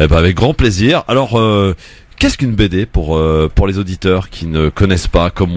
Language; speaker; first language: French; native; French